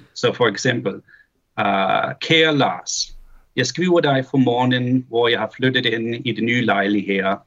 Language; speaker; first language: Danish; early bilingual, heritage; Danish